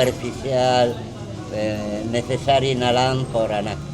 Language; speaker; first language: Filipino; non-native, learner; Spanish